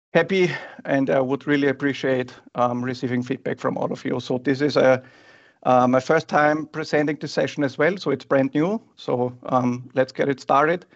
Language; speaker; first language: English; non-native, fluent; German